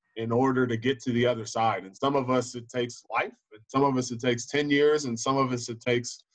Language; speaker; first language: English; native; English